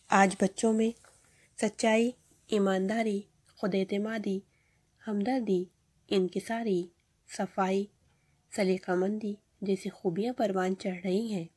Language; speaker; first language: Urdu; native; Urdu